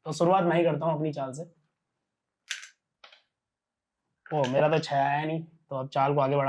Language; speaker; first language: Hindi; native; Hindi